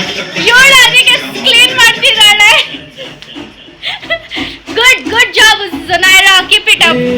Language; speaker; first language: Kannada; non-native, local second language; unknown